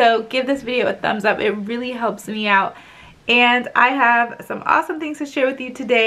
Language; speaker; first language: English; native; English